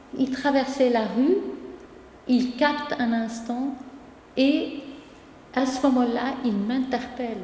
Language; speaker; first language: French; non-native, local second language; Arabic